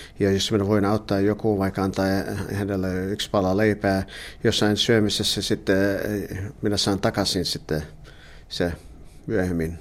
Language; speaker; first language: Finnish; early bilingual, heritage; English